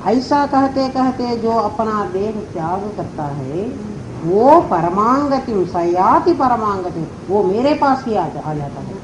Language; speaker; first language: Hindi; non-native, local second language; Telugu